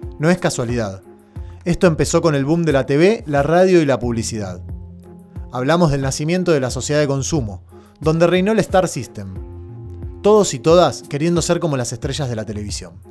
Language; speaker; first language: Spanish; native; Spanish